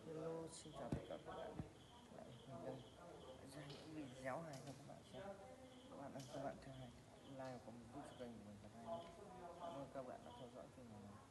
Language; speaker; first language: Vietnamese; native; Vietnamese